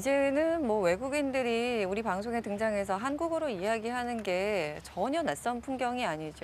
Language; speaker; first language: Korean; native; Korean